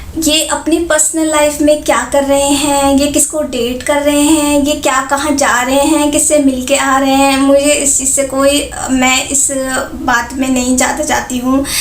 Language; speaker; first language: Hindi; native; Hindi